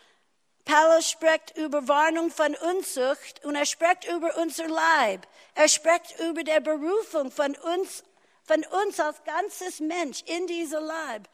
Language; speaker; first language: German; non-native, fluent; English